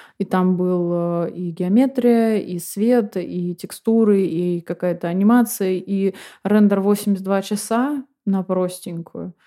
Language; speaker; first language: Russian; native; Russian